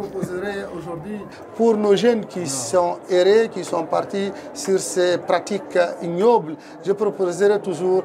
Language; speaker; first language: French; non-native, local second language; Tamasheq